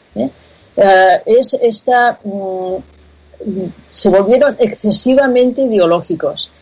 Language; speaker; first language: Spanish; non-native, local second language; Catalan